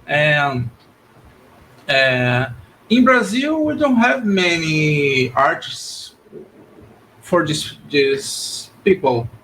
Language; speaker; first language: English; non-native, learner; Portuguese